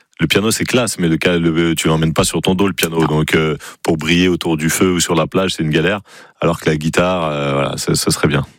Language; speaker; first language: French; native; French